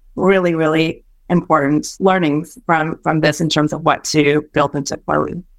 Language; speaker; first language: English; early bilingual, other home language; Min Nan Chinese